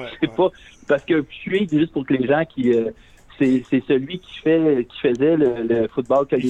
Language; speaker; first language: French; native; French